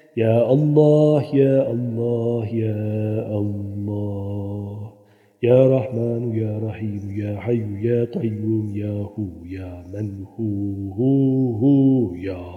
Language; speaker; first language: Arabic; non-native, fluent; Turkish